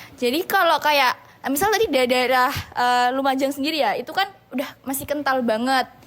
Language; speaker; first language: Indonesian; native; Indonesian